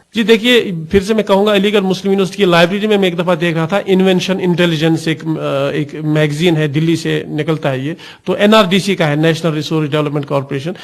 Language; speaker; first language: Urdu; non-native, local second language; Kashmiri